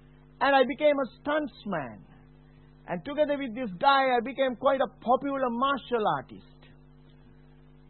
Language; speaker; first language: English; non-native, local second language; Sinhala